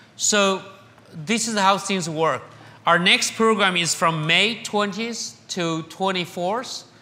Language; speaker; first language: English; non-native, fluent; Chinese